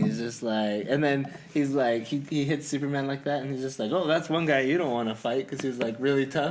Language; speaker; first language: English; native; English